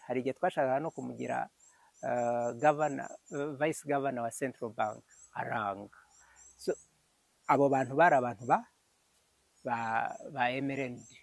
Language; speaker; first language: Kinyarwanda; early bilingual, heritage; Kinyarwanda